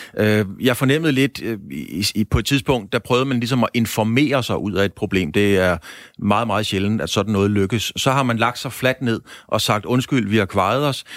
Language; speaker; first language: Danish; native; Danish